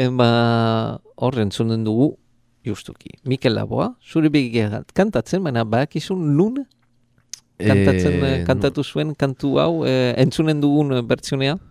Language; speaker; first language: Basque; native; Basque